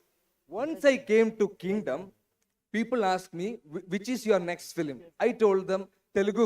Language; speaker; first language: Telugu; non-native, learner; Malayalam